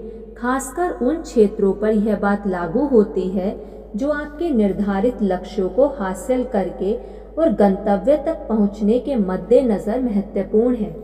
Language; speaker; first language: Hindi; native; Hindi